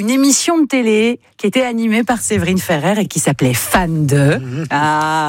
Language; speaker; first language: French; native; French